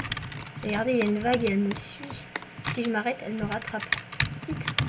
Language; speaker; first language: French; native; French